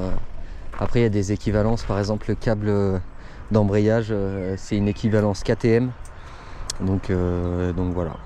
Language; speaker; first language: French; native; French